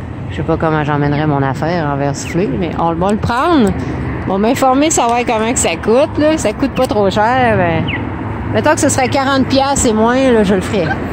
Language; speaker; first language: French; native; French